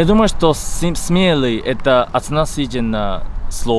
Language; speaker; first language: Russian; non-native, learner; Chinese